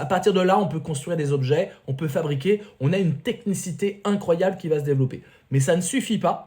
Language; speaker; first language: French; native; French